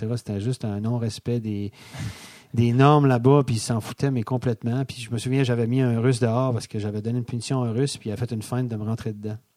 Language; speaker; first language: French; native; French